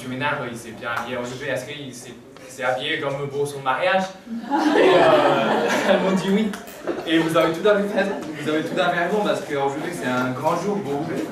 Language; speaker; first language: French; non-native, fluent; Chinese